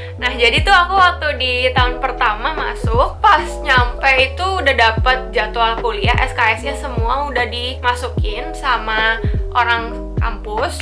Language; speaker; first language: Indonesian; native; Indonesian